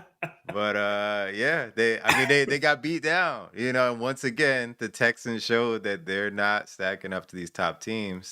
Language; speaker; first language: English; native; English